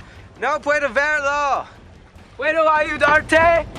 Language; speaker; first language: Spanish; non-native, learner; English